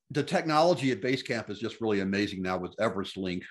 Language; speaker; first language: English; native; English